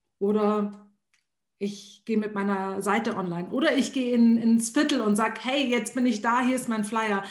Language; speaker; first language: German; early bilingual, other home language; Arabic